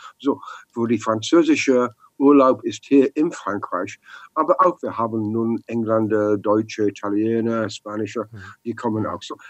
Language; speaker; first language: German; non-native, learner; English